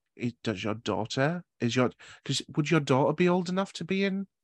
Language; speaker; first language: English; native; English